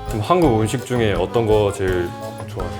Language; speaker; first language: Korean; native; Korean